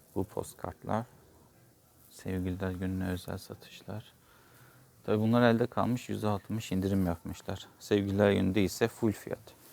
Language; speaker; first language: Turkish; native; Turkish